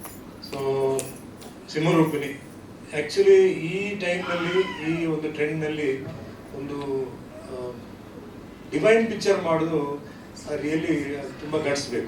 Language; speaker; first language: Kannada; non-native, fluent; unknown